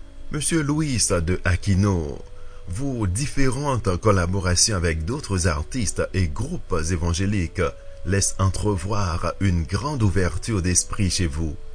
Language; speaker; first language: French; native; French